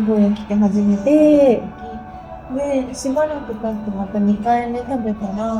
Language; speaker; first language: Japanese; native; Japanese